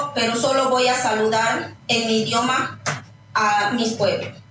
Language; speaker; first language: Spanish; non-native, local second language; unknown